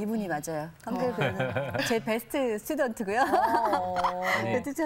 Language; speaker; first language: Korean; native; Korean